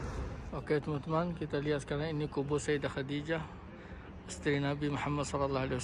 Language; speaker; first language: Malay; early bilingual, heritage; Malay